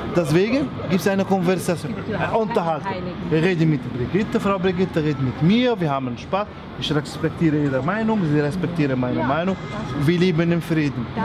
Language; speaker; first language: German; non-native, learner; Arabic